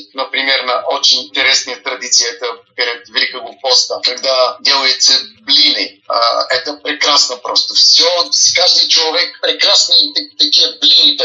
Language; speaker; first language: Russian; non-native, learner; Bulgarian